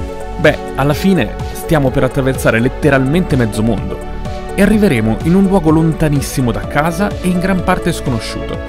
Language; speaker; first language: Italian; native; Italian